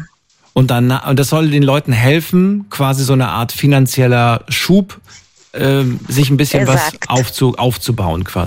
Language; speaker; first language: German; native; German